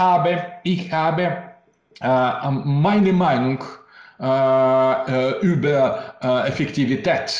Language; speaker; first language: German; non-native, learner; Russian